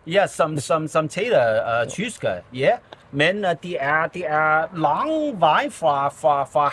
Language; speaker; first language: Danish; non-native, learner; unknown